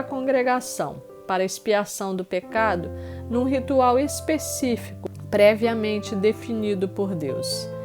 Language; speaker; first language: Portuguese; native; Portuguese